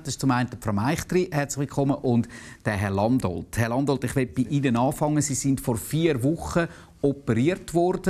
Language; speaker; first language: German; native; German